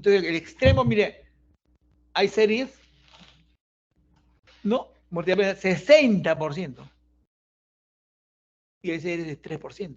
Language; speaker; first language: Spanish; native; Spanish